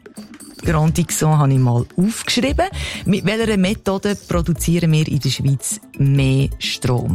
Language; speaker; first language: German; native; German